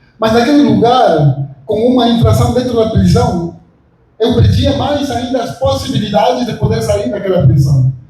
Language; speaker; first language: Portuguese; non-native, fluent; Spanish